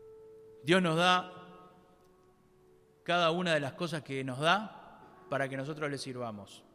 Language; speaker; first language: Spanish; native; Spanish